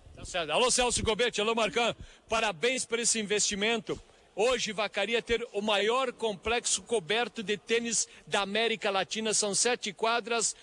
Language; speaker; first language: Portuguese; native; Portuguese